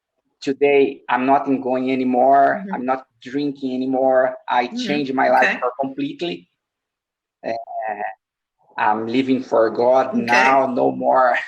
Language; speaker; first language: English; non-native, learner; Portuguese